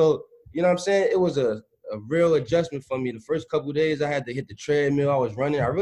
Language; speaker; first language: English; native; English